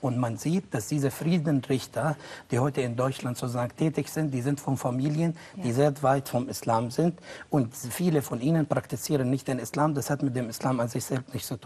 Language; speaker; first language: German; non-native, fluent; Arabic